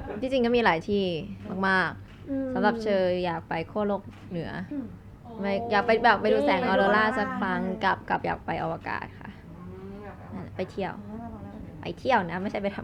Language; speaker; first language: Thai; native; Thai